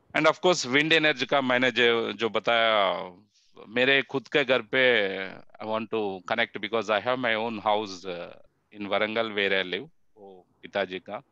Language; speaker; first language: Hindi; non-native, local second language; Telugu